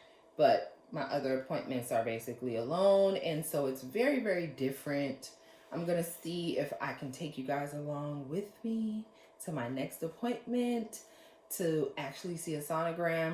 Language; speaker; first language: English; native; English